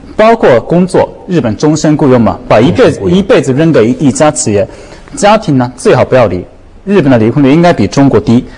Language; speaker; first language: Chinese; non-native, fluent; Japanese